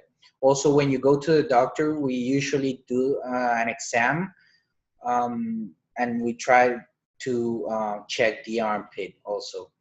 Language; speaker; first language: English; non-native, fluent; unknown